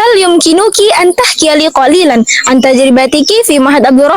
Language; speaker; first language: Arabic; non-native, learner; Indonesian